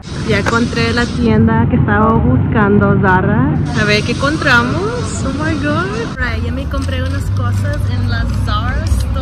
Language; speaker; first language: Spanish; early bilingual, heritage; Spanish